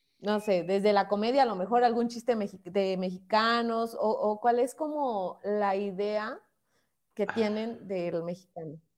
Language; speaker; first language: Spanish; native; Spanish